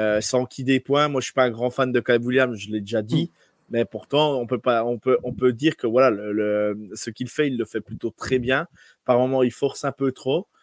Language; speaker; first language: French; native; French